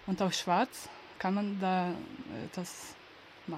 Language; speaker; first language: German; non-native, learner; Slovenian